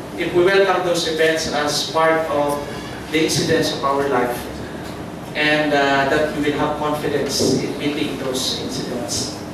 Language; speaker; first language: English; non-native, local second language; Filipino